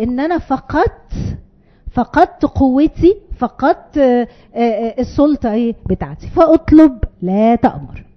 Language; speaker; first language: Arabic; native; Arabic